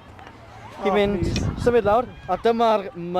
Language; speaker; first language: Welsh; non-native, local second language; English